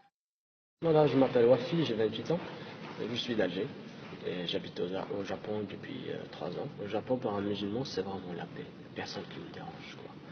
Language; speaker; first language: French; non-native, local second language; Arabic